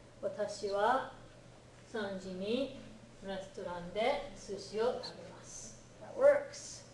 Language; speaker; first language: Japanese; non-native, fluent; English